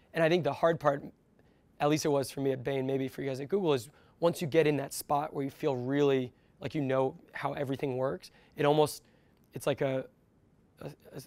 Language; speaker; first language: English; native; English